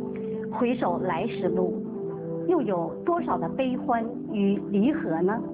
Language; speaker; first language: Chinese; native; Chinese